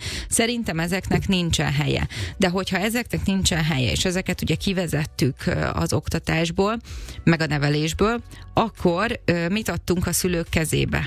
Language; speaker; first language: Hungarian; native; Hungarian